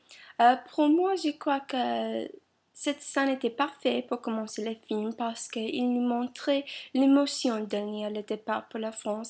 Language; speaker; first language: French; non-native, learner; English